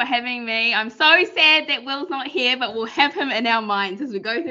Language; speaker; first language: English; native; English